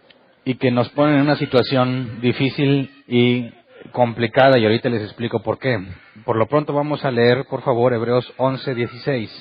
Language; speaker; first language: Spanish; native; Spanish